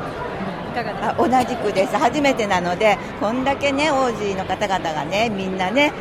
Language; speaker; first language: Japanese; native; Japanese